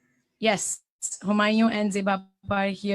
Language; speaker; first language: English; non-native, local second language; Urdu